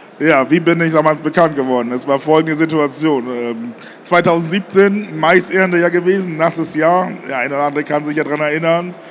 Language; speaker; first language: German; native; German